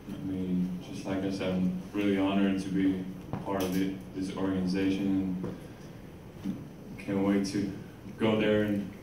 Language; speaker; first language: English; non-native, fluent; Finnish